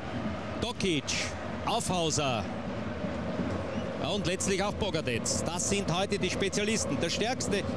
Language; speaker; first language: German; native; German